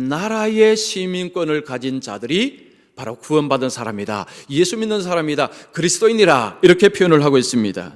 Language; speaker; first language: Korean; native; Korean